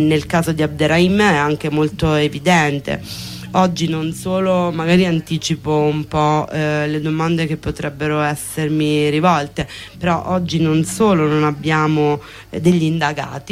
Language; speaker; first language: Italian; native; Italian